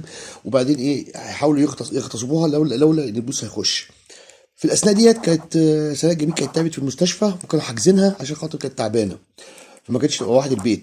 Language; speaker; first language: Arabic; native; Arabic